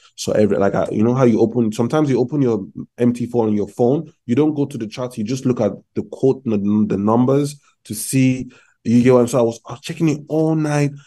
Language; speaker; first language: English; non-native, local second language; Yoruba